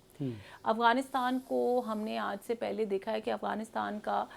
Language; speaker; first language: Urdu; native; Urdu